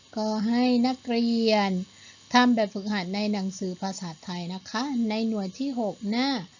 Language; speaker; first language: Thai; non-native, local second language; Malay